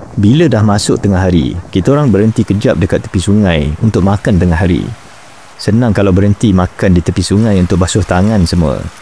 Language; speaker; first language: Malay; native; Malay